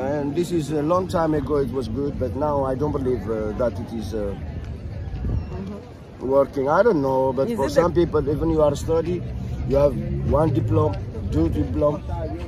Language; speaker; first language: English; non-native, learner; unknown